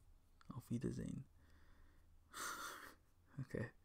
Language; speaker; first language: German; non-native, learner; English